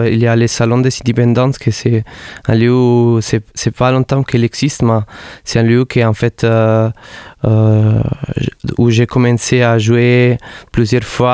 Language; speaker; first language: French; non-native, fluent; Italian